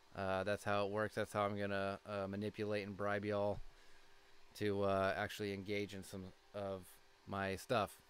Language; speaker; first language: English; native; English